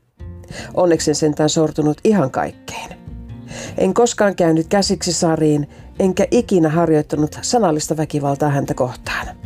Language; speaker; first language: Finnish; native; Finnish